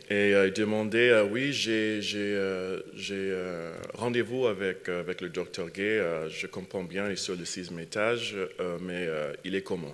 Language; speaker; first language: French; non-native, fluent; English